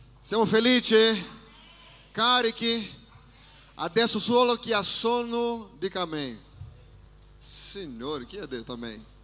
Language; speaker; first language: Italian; non-native, fluent; Portuguese